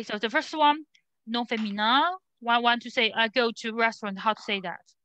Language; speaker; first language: English; non-native, learner; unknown